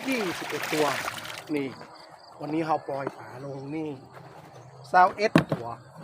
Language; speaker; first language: Thai; native; Thai